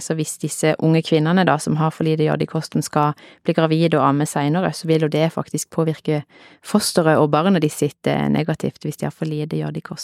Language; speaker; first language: Norwegian; native; Norwegian